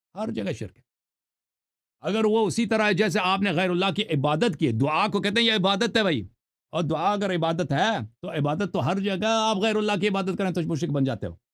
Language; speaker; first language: Urdu; non-native, fluent; Persian